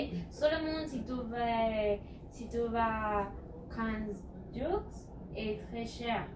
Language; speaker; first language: French; non-native, learner; Spanish